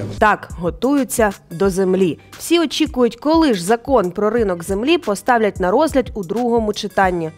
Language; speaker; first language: Ukrainian; native; Ukrainian